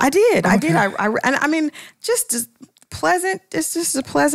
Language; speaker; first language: English; native; English